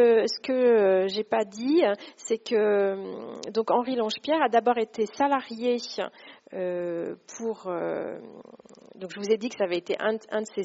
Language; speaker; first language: French; native; French